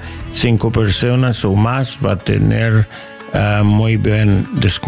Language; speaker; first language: Spanish; non-native, learner; English